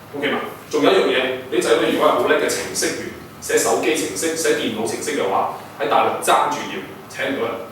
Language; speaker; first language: Cantonese; early bilingual, heritage; Cantonese